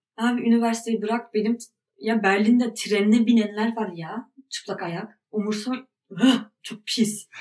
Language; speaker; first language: Turkish; early bilingual, heritage; Turkish